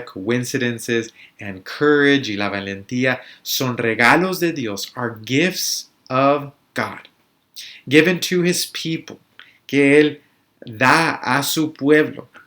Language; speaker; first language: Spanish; early bilingual, other home language; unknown